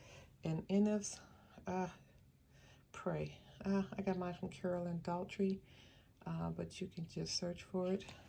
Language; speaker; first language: English; native; English